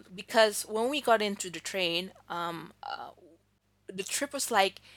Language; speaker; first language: English; early bilingual, other home language; Indonesian